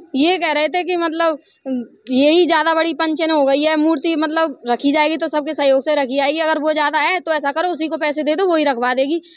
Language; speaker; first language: Hindi; native; Hindi